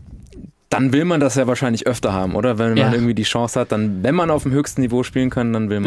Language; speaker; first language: German; native; German